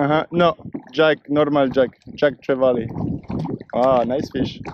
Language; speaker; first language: English; non-native, learner; French